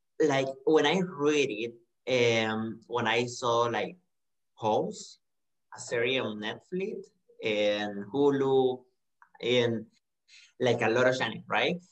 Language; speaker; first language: English; non-native, learner; Spanish